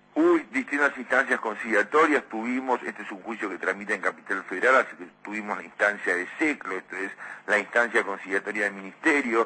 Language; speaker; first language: Spanish; native; Spanish